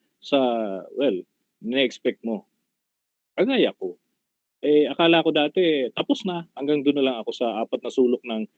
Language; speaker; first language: Filipino; non-native, local second language; Bikol